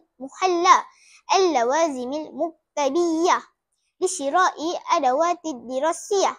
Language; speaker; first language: Arabic; non-native, learner; Malay